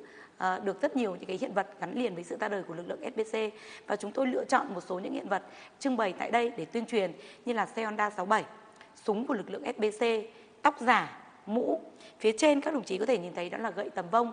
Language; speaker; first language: Vietnamese; native; Vietnamese